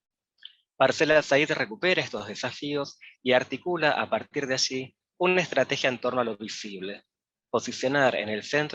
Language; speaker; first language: Spanish; native; Spanish